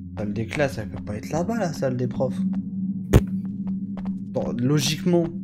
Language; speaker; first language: French; native; French